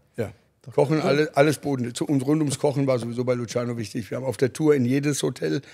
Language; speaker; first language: German; early bilingual, other home language; English